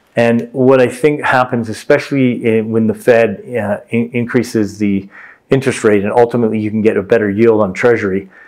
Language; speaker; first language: English; native; English